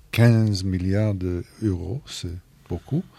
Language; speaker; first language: French; non-native, fluent; English